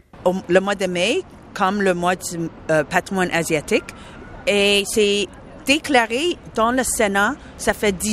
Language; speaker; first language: French; non-native, local second language; English